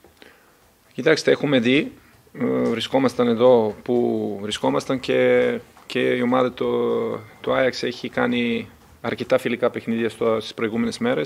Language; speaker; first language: Greek; non-native, fluent; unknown